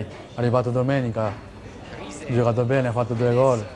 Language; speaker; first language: Italian; non-native, learner; Japanese